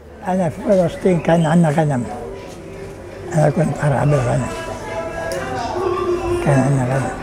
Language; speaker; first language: Arabic; native; Arabic